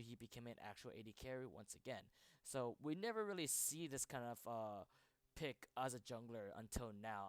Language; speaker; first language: English; native; English